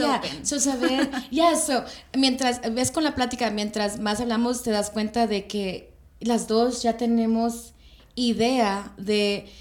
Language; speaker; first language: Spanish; early bilingual, heritage; Spanish